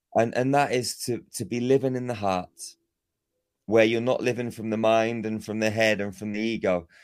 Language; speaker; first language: English; native; English